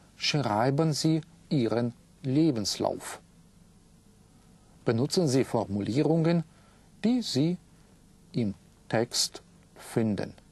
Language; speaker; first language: German; non-native, fluent; Russian